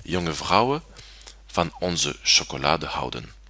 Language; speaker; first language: Dutch; non-native, fluent; French